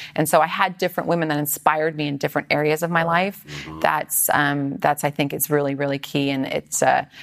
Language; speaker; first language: English; native; English